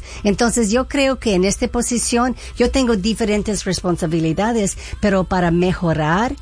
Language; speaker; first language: Spanish; early bilingual, heritage; Spanish